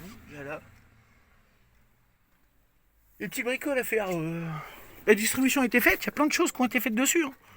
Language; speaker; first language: French; native; French